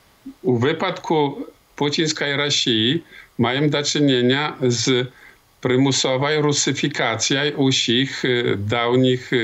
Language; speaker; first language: Polish; non-native, local second language; Belarusian